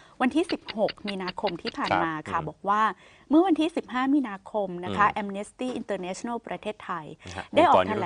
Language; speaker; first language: Thai; native; Thai